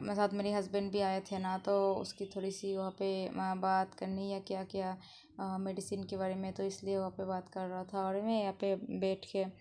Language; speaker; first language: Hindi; non-native, learner; Bangla